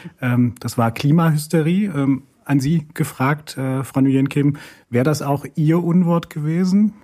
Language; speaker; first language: German; native; German